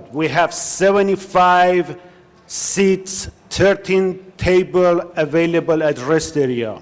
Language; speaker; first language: English; non-native, learner; Persian